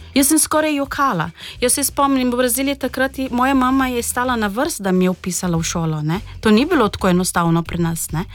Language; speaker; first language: Slovenian; non-native, fluent; Portuguese